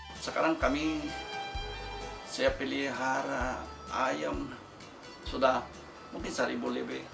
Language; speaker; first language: Indonesian; non-native, fluent; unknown